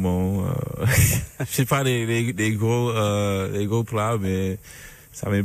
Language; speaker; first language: French; non-native, learner; English